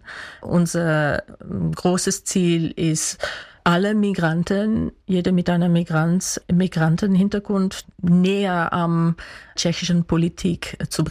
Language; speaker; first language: German; non-native, fluent; Dutch